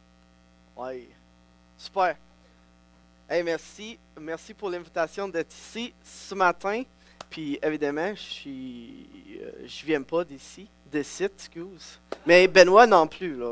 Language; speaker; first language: French; non-native, local second language; English